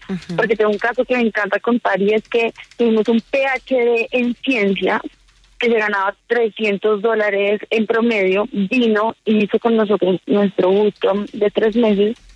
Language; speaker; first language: Spanish; native; Spanish